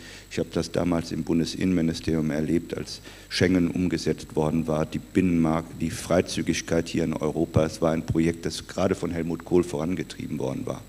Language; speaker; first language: German; native; German